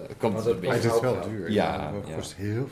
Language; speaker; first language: Dutch; non-native, fluent; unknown